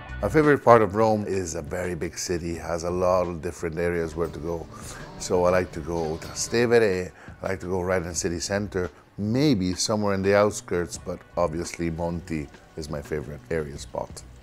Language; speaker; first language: English; non-native, fluent; Italian